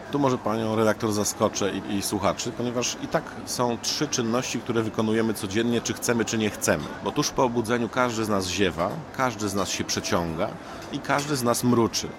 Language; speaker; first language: Polish; native; Polish